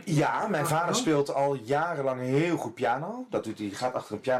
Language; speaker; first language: Dutch; native; Dutch